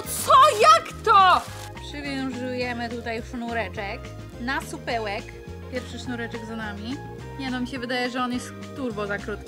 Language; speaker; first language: Polish; native; Polish